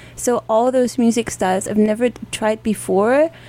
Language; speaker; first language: English; non-native, fluent; German